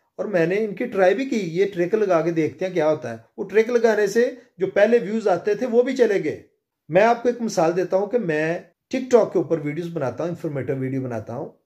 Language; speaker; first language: Urdu; non-native, local second language; Punjabi